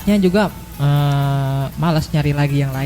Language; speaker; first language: Indonesian; native; Indonesian